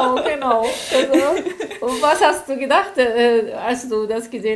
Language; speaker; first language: German; non-native, learner; Korean